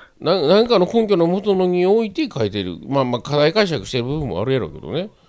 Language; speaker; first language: Japanese; native; Japanese